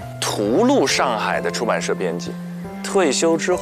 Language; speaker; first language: Chinese; native; Chinese